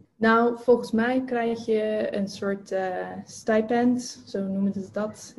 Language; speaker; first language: Dutch; non-native, fluent; English